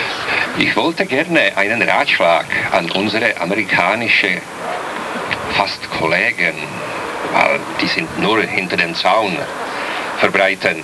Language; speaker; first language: German; non-native, learner; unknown